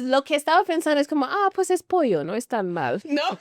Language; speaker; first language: Spanish; non-native, fluent; English